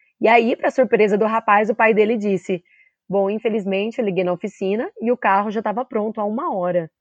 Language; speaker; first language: Portuguese; native; Portuguese